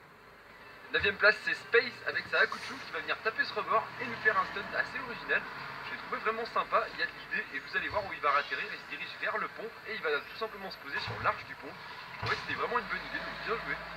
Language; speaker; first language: French; native; French